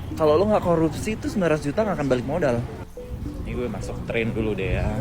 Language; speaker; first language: Indonesian; native; Indonesian